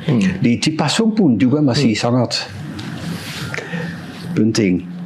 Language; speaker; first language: Indonesian; non-native, fluent; Dutch